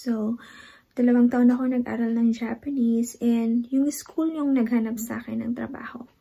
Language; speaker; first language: Filipino; non-native, local second language; Waray